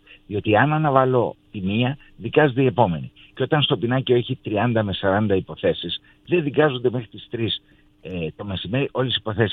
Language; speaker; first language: Greek; native; Greek